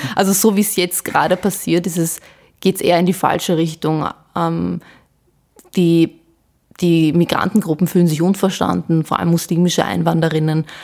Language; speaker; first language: German; early bilingual, other home language; Bosnian